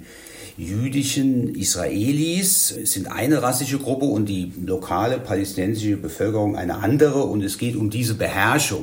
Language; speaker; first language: German; native; German